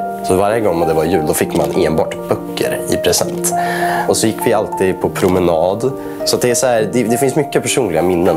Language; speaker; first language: Swedish; native; Swedish